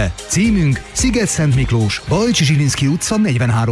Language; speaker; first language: Hungarian; native; Hungarian